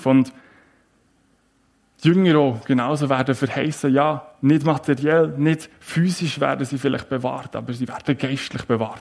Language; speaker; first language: German; native; German